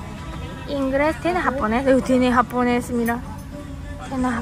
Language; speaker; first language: Spanish; non-native, learner; Japanese